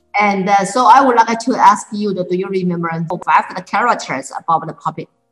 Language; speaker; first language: English; non-native, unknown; Chinese